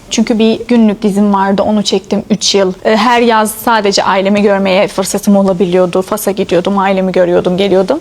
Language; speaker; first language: Turkish; non-native, fluent; Arabic